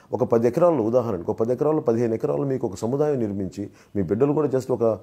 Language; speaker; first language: Telugu; native; Telugu